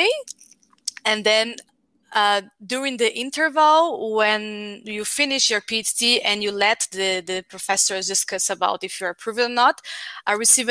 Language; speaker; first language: English; non-native, fluent; Portuguese